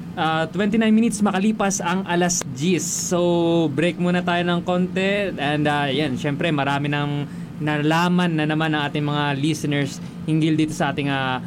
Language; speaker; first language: Filipino; native; Filipino